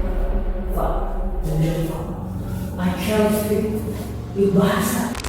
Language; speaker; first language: English; non-native, learner; Indonesian